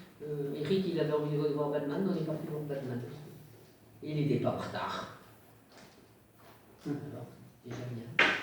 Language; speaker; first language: French; native; French